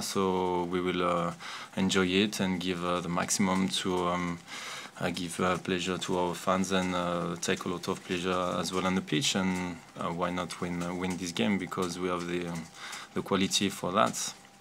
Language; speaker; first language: English; non-native, fluent; French